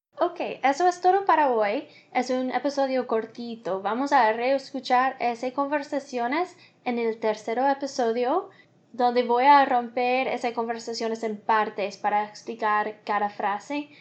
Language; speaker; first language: Spanish; non-native, learner; English